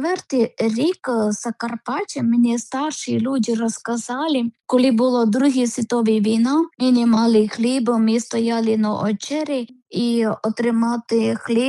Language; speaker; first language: Ukrainian; non-native, learner; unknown